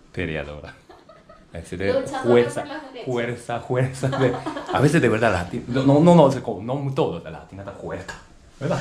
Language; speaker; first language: Spanish; non-native, learner; Japanese